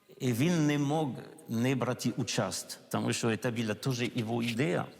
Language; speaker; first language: Ukrainian; non-native, learner; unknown